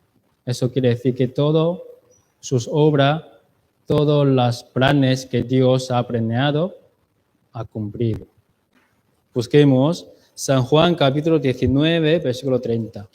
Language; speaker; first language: Spanish; non-native, learner; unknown